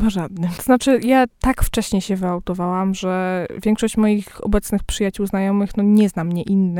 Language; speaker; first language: Polish; native; Polish